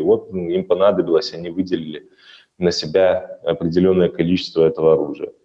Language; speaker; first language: Russian; native; Russian